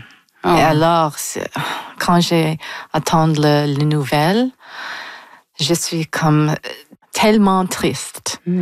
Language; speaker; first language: French; non-native, local second language; English